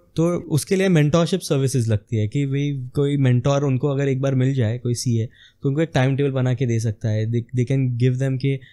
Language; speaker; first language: Hindi; non-native, local second language; Gujarati